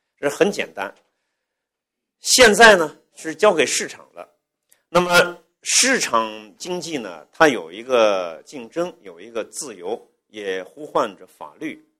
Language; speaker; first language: Chinese; native; Chinese